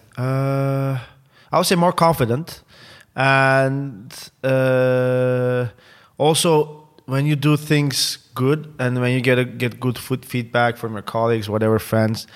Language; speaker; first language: English; non-native, fluent; Turkish